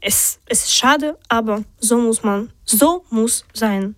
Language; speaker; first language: German; non-native, fluent; Polish